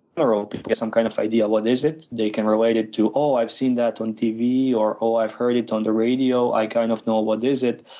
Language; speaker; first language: English; non-native, fluent; Croatian